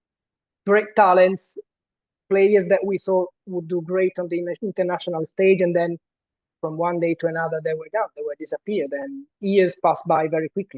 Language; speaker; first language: English; non-native, fluent; Italian